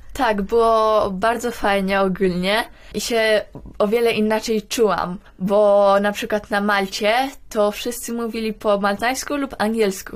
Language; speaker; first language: Polish; early bilingual, heritage; Polish